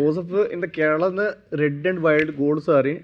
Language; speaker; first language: Telugu; native; Telugu